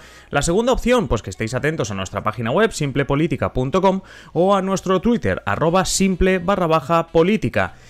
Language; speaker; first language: Spanish; native; Spanish